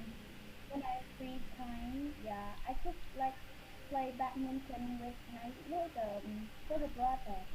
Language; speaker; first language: English; non-native, learner; Vietnamese